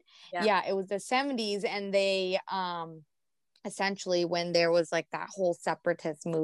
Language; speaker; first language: English; native; English